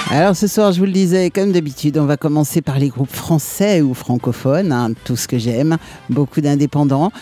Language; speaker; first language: French; native; French